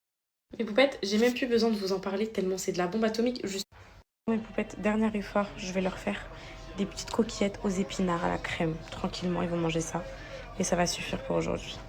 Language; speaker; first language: French; native; French